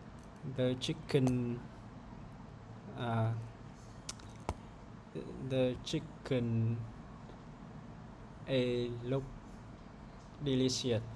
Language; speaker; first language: English; non-native, learner; Vietnamese